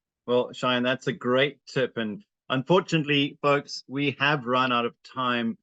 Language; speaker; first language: English; native; English